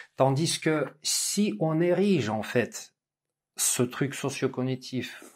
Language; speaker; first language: French; non-native, fluent; Russian